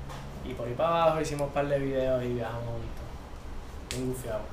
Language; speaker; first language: Spanish; native; Spanish